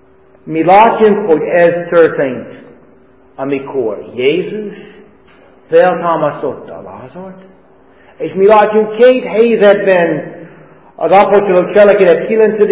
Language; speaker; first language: Hungarian; non-native, fluent; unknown